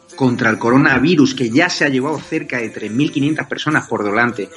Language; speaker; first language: Spanish; native; Spanish